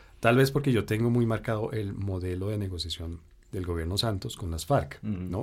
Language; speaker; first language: Spanish; native; Spanish